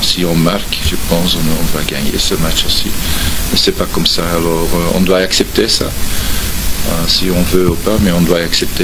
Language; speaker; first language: French; non-native, local second language; Dutch